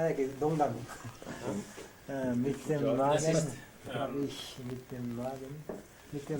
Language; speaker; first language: German; non-native, learner; Korean